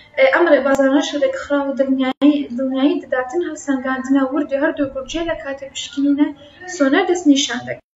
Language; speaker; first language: Central Kurdish; non-native, local second language; Kurdish